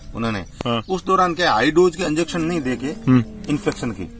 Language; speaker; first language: Hindi; native; Hindi